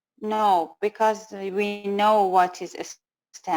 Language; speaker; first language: English; non-native, learner; Persian